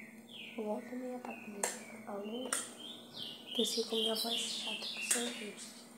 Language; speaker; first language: Portuguese; native; Portuguese